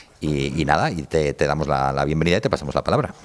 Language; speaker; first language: Spanish; native; Spanish